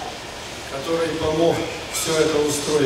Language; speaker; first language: Russian; native; Russian